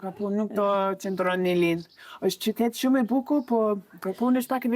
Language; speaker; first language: Albanian; non-native, learner; English